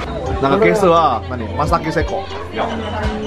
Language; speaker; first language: Japanese; non-native, fluent; Indonesian